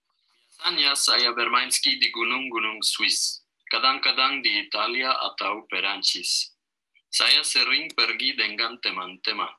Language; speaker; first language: Indonesian; non-native, learner; German